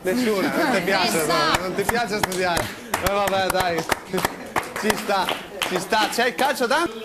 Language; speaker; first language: Italian; native; Italian